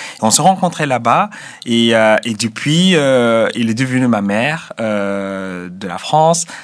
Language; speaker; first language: French; non-native, fluent; Arabic